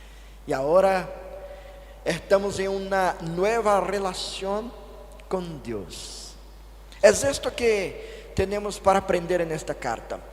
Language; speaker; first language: Spanish; non-native, fluent; Portuguese